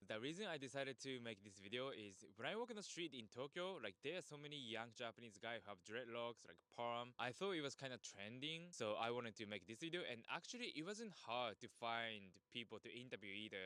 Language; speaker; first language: English; non-native, fluent; Japanese